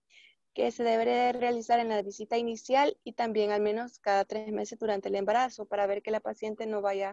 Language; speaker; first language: Spanish; native; Spanish